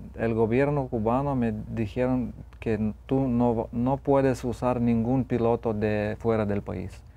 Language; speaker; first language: Spanish; non-native, fluent; Lithuanian